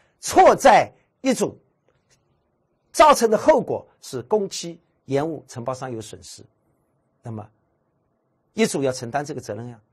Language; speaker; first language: Chinese; native; Chinese